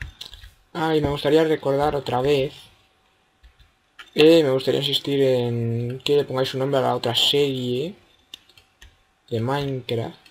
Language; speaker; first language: Spanish; native; Spanish